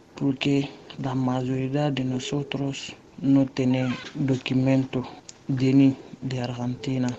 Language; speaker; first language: Spanish; non-native, learner; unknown